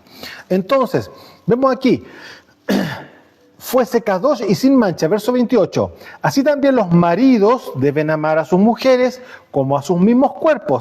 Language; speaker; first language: Spanish; native; Spanish